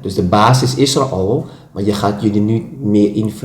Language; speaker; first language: Dutch; non-native, fluent; Indonesian